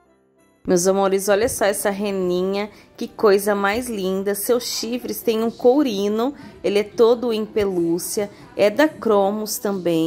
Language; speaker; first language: Portuguese; native; Portuguese